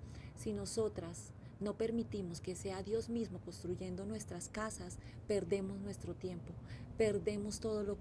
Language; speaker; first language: Spanish; native; Spanish